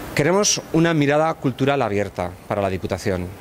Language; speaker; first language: Spanish; native; Spanish